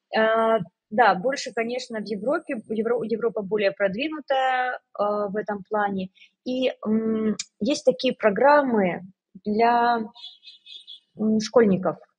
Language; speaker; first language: Russian; native; Russian